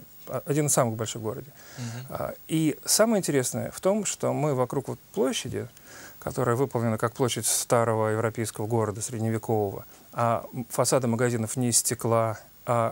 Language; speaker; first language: Russian; native; Russian